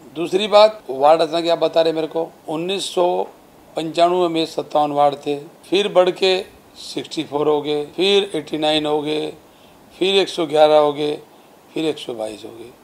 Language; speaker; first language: Hindi; non-native, local second language; Marathi